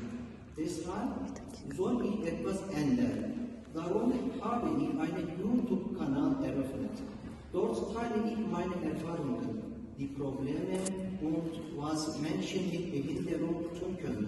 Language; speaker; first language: German; non-native, learner; Turkish